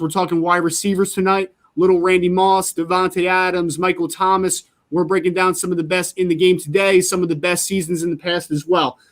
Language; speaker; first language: English; native; English